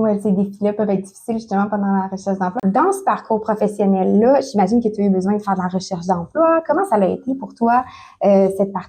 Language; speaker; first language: French; native; French